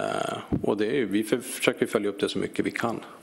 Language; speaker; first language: Swedish; native; Swedish